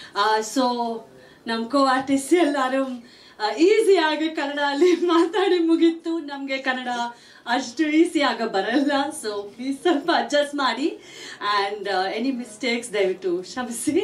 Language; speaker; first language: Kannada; non-native, local second language; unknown